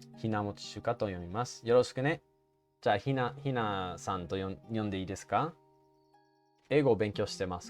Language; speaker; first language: Japanese; non-native, fluent; English